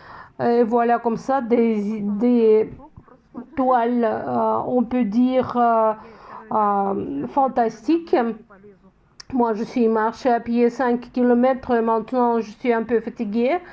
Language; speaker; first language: French; non-native, fluent; Russian